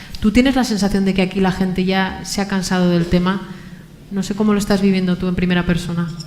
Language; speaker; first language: Spanish; native; Spanish